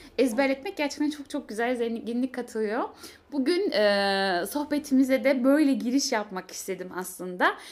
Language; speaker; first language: Turkish; early bilingual, heritage; Turkish